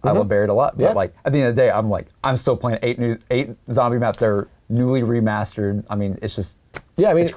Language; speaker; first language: English; native; English